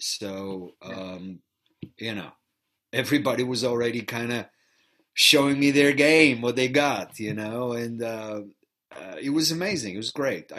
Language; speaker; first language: English; non-native, fluent; Bulgarian